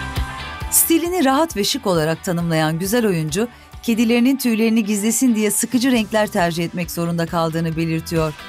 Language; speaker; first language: Turkish; native; Turkish